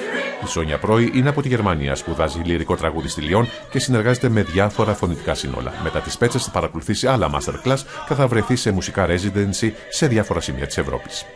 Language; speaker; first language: Greek; native; Greek